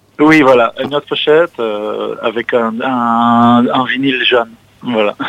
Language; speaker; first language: French; non-native, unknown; Hebrew